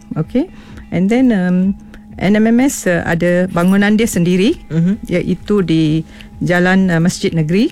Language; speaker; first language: Malay; non-native, local second language; Malayalam